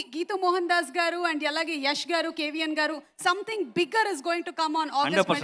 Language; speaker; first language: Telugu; native; Telugu